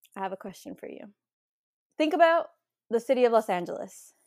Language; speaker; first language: English; native; English